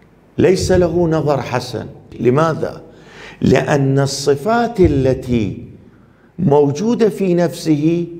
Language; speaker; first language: Arabic; non-native, fluent; Persian